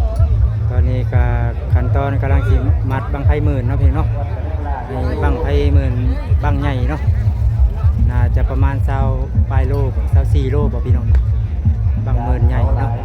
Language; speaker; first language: Thai; non-native, local second language; Lao